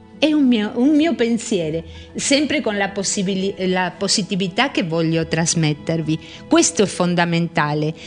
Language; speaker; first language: Italian; early bilingual, heritage; Spanish